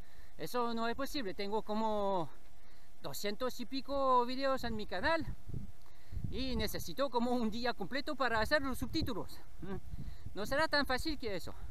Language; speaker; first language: Spanish; non-native, learner; French